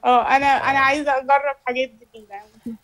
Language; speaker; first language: Arabic; native; Arabic